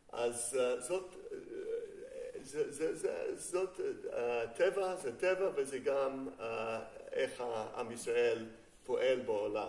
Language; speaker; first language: Hebrew; non-native, fluent; English